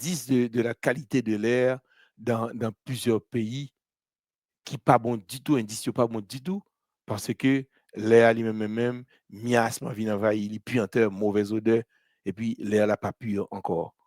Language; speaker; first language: French; non-native, local second language; Haitian Creole